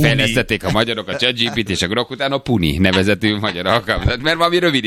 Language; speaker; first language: Hungarian; native; Hungarian